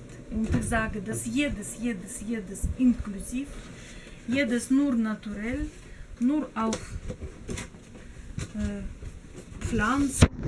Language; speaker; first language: German; non-native, learner; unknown